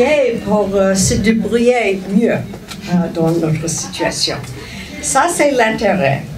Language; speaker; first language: French; non-native, fluent; English